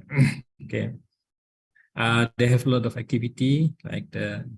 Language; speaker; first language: English; non-native, learner; Indonesian